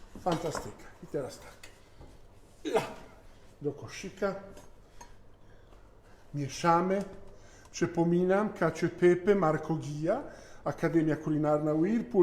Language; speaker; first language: Polish; non-native, fluent; Italian